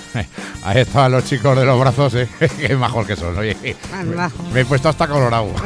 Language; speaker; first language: Spanish; native; Spanish